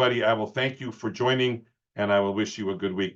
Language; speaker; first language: English; native; English